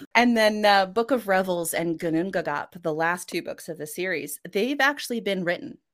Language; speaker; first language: English; non-native, fluent; Norwegian